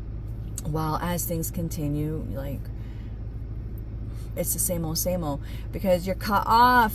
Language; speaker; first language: English; native; English